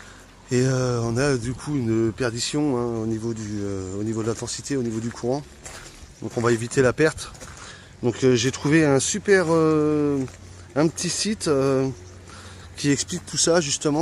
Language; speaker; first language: French; native; French